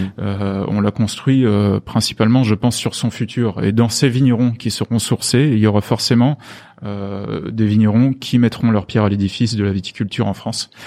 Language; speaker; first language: French; native; French